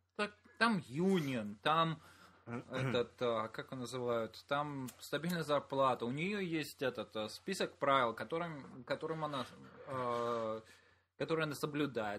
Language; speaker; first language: Russian; native; Russian